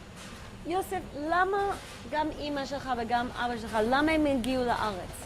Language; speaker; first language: Hebrew; native; Hebrew